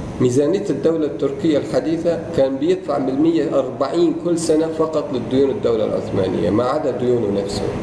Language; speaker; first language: Arabic; non-native, fluent; Turkish